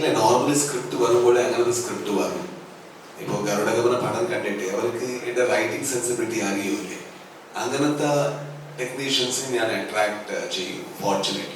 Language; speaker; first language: Malayalam; non-native, learner; Kannada